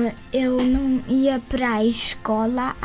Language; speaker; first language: Portuguese; early bilingual, heritage; Portuguese